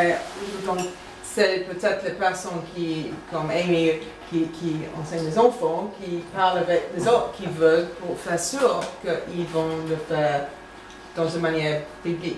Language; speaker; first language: French; non-native, fluent; English